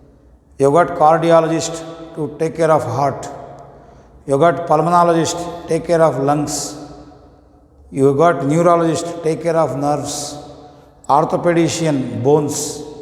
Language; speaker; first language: English; non-native, local second language; Telugu